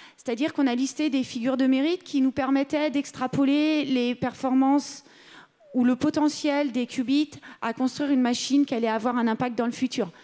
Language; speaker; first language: French; native; French